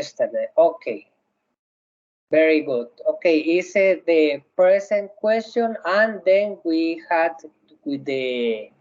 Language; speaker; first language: English; non-native, learner; Spanish